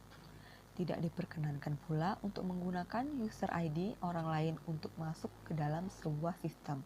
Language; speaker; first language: Indonesian; native; Indonesian